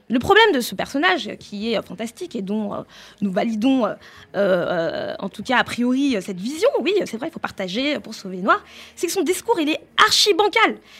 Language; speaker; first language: French; native; French